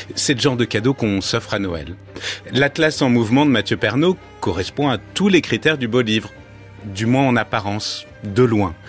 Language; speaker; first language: French; native; French